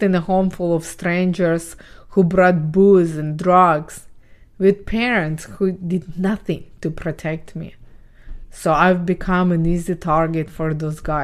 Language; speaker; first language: English; non-native, fluent; Ukrainian